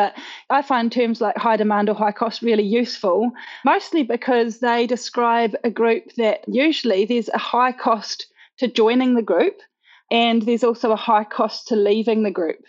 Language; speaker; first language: English; native; English